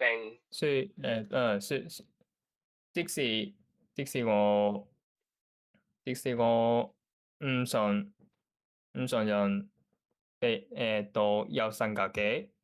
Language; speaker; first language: Cantonese; non-native, learner; Japanese